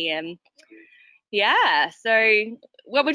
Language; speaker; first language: English; native; English